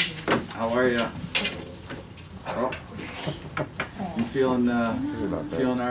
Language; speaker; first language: English; native; English